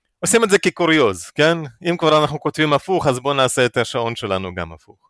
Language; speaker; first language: Hebrew; early bilingual, other home language; Russian